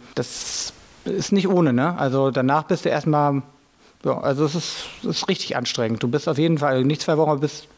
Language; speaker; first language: German; native; German